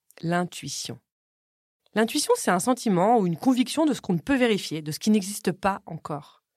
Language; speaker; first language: French; native; French